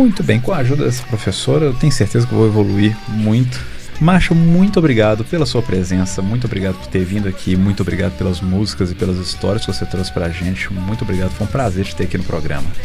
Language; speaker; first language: Portuguese; native; Portuguese